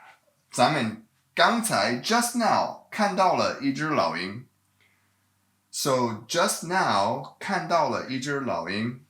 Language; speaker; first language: Chinese; non-native, fluent; English